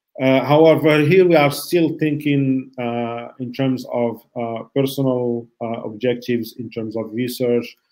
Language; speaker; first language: English; non-native, fluent; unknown